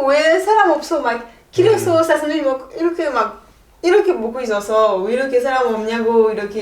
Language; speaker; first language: Korean; non-native, fluent; French